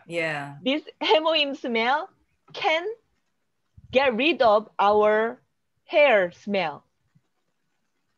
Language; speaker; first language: English; non-native, learner; Korean